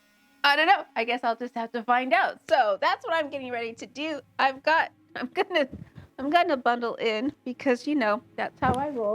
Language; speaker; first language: English; native; English